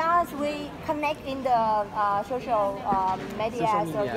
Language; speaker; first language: English; non-native, learner; Vietnamese